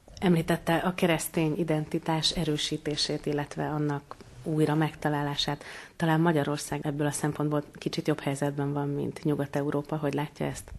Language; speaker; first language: Hungarian; native; Hungarian